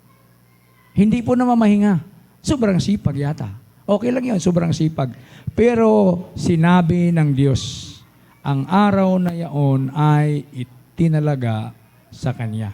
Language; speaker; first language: Filipino; native; Filipino